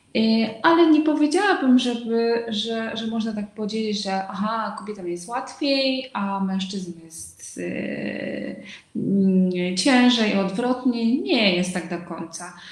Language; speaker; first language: Polish; non-native, fluent; Russian